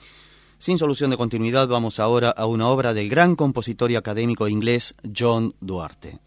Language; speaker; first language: Spanish; native; Spanish